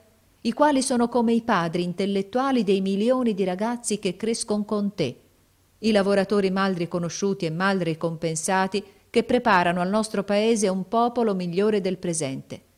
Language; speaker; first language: Italian; native; Italian